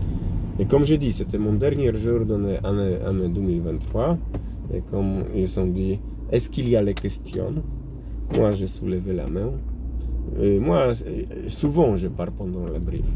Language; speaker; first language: French; non-native, learner; Polish